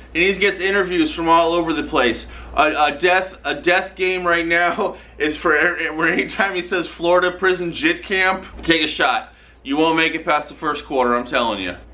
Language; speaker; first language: English; native; English